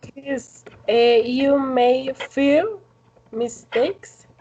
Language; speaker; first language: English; non-native, learner; Spanish